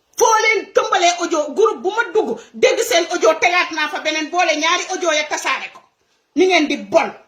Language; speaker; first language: Wolof; non-native, local second language; Serer